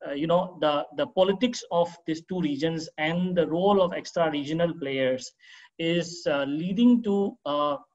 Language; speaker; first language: English; non-native, local second language; Manipuri